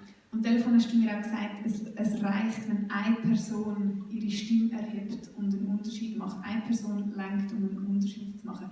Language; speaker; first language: German; native; German